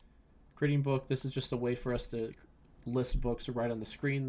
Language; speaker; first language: English; native; English